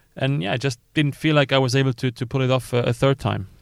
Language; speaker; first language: English; non-native, fluent; Luxembourgish